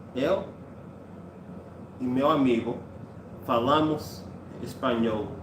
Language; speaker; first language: Portuguese; non-native, learner; English